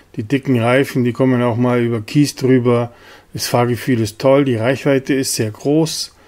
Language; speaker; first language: German; native; German